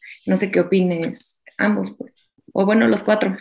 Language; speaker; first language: Spanish; native; Spanish